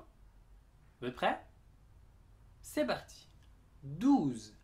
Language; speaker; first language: French; native; French